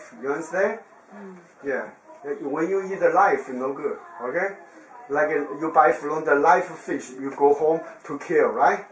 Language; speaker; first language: English; non-native, learner; Chinese